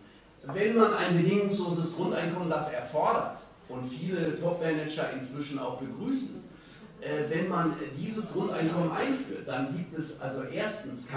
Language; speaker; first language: German; native; German